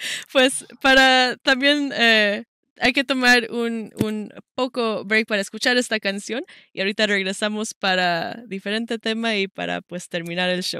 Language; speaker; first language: Spanish; native; Spanish